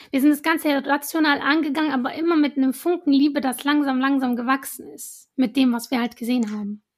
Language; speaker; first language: German; early bilingual, other home language; Arabic